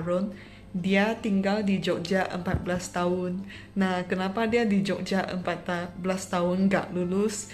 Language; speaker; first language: Indonesian; non-native, fluent; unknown